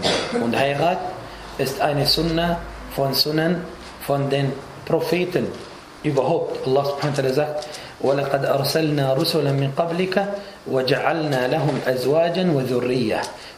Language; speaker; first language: German; non-native, fluent; Arabic